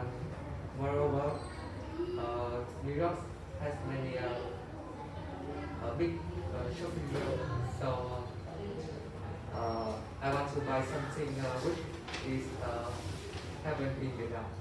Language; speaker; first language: English; non-native, learner; Vietnamese